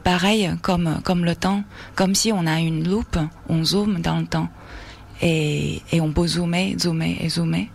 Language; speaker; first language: French; non-native, fluent; Chinese